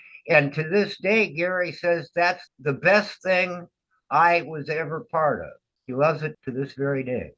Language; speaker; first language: English; native; English